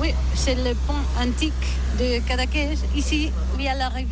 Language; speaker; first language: French; non-native, learner; Catalan